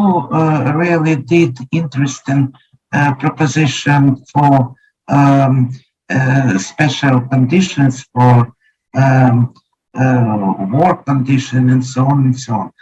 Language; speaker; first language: English; non-native, learner; Ukrainian